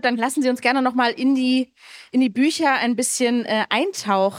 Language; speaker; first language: German; native; German